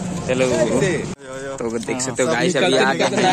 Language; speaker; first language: Hindi; native; Hindi